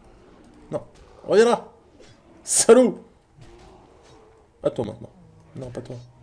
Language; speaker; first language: French; native; French